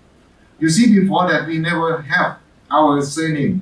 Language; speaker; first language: English; non-native, fluent; Thai